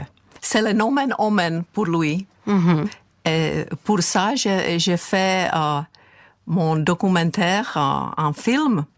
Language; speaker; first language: French; non-native, fluent; Czech